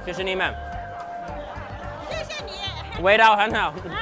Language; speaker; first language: Chinese; non-native, learner; English